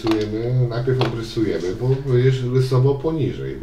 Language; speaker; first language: Polish; native; Polish